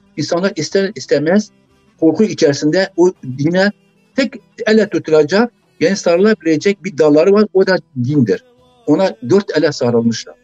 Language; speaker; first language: Turkish; non-native, local second language; Zaza